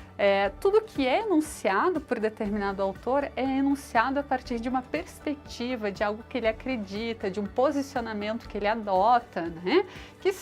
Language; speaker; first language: Portuguese; native; Portuguese